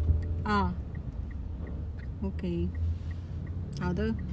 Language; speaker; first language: Chinese; non-native, learner; Filipino